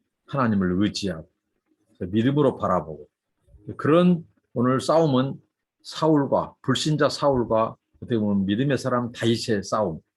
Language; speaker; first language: Korean; native; Korean